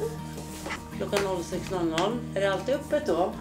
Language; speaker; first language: Swedish; native; Swedish